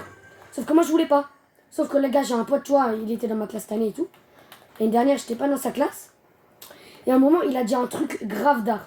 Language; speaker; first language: French; native; French